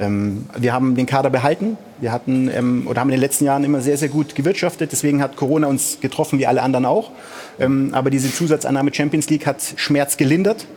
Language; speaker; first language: German; native; German